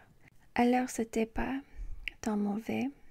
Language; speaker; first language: French; non-native, learner; English